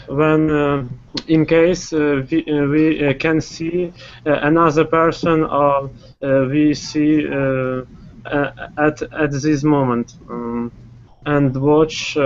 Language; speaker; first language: English; non-native, learner; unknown